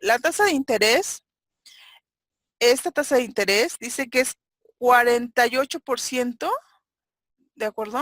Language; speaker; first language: Spanish; native; Spanish